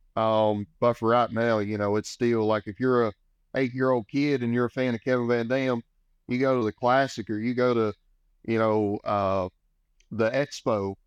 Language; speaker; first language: English; native; English